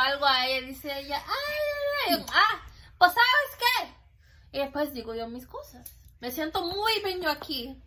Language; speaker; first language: Spanish; early bilingual, heritage; Spanish